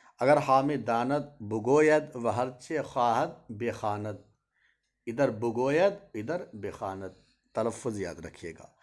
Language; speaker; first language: Urdu; native; Urdu